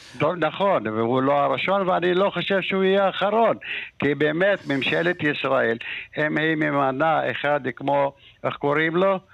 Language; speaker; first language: Hebrew; non-native, local second language; Arabic